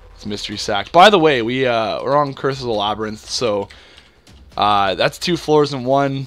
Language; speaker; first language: English; native; English